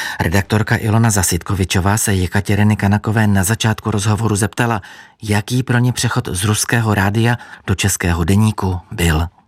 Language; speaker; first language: Czech; native; Czech